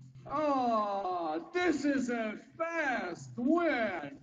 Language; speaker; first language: English; non-native, learner; Russian